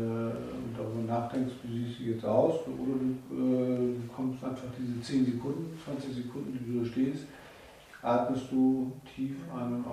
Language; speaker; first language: German; native; German